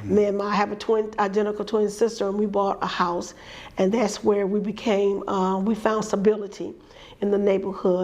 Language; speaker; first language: English; native; English